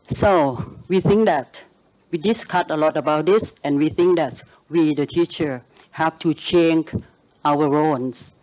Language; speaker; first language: English; non-native, learner; Thai